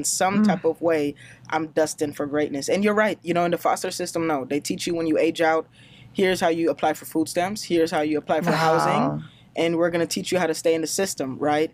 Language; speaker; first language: English; non-native, fluent; German